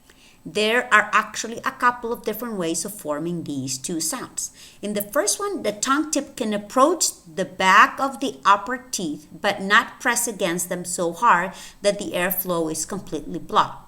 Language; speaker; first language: English; non-native, fluent; Spanish